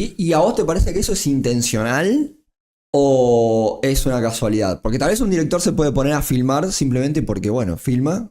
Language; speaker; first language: Spanish; native; Spanish